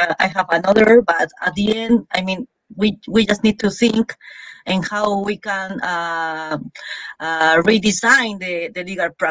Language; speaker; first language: English; non-native, fluent; Spanish